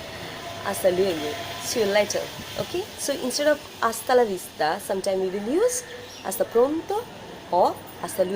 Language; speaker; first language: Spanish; non-native, fluent; Bangla